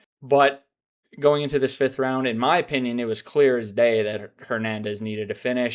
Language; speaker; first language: English; native; English